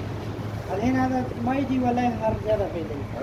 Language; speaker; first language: Arabic; non-native, learner; Hindi